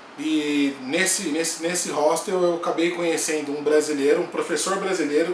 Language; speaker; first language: Portuguese; native; Portuguese